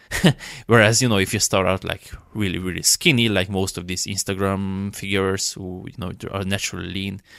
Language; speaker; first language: English; non-native, fluent; Romanian